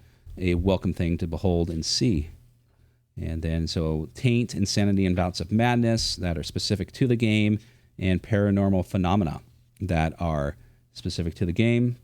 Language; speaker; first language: English; native; English